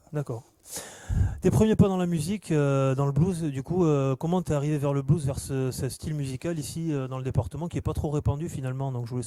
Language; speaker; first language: French; native; French